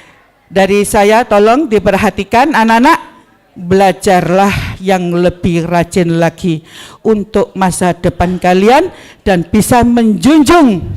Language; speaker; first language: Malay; non-native, local second language; Javanese